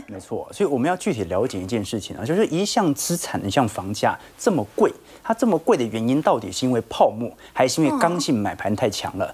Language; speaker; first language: Chinese; native; Chinese